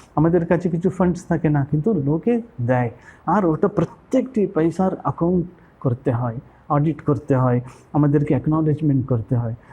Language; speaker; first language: Bangla; non-native, local second language; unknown